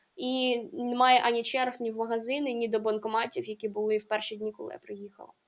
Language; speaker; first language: Ukrainian; non-native, local second language; Russian